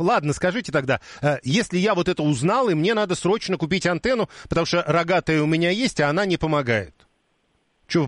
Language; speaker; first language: Russian; native; Russian